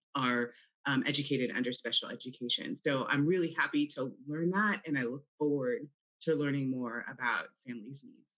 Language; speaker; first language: English; native; English